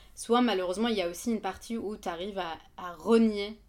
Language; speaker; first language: French; non-native, fluent; Arabic